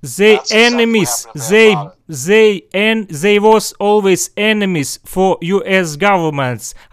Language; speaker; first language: English; non-native, learner; Russian